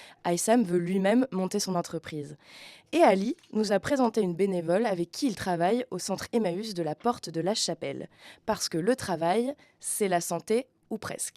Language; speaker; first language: French; native; French